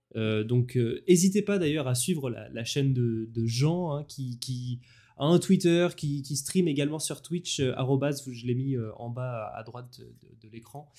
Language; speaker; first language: French; native; French